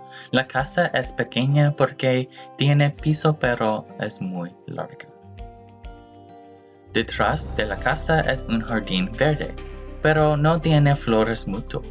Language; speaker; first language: Spanish; non-native, learner; English